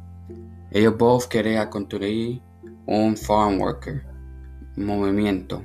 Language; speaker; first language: Spanish; non-native, learner; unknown